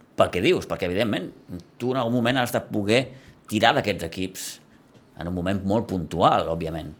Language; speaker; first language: Catalan; native; Catalan